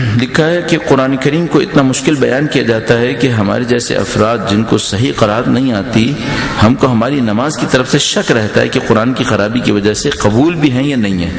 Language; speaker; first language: Urdu; native; Urdu